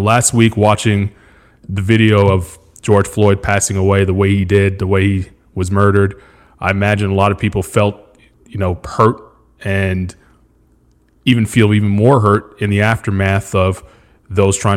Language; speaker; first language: English; native; English